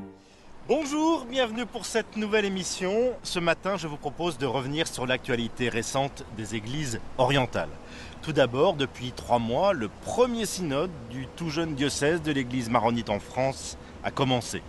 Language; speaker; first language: French; native; French